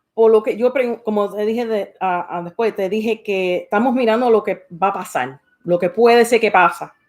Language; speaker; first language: Spanish; early bilingual, heritage; Spanish